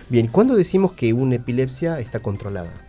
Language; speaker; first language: Spanish; native; Spanish